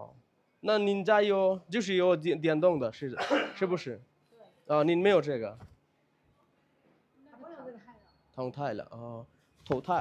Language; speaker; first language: Chinese; non-native, learner; Bangla